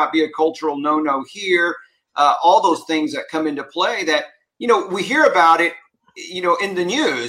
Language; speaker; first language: English; native; English